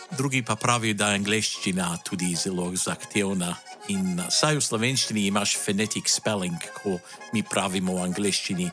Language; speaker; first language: Slovenian; early bilingual, heritage; Slovenian